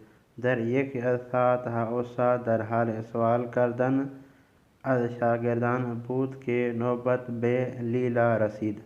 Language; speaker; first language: Persian; non-native, fluent; Urdu